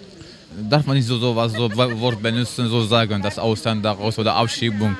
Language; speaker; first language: German; non-native, learner; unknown